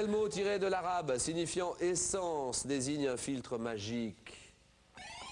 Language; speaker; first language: French; native; French